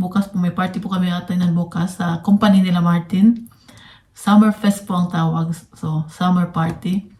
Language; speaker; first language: Filipino; non-native, local second language; Cebuano